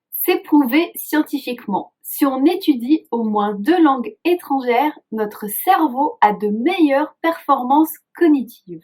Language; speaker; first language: French; native; French